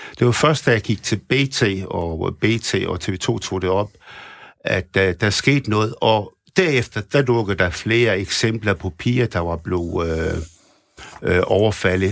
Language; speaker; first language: Danish; early bilingual, other home language; Arabic